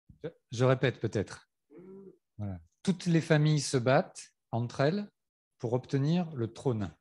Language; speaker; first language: French; native; French